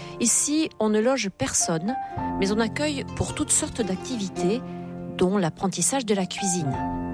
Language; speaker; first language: French; native; French